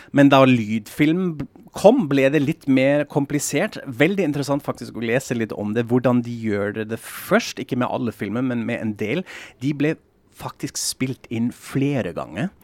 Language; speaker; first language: Norwegian; non-native, fluent; German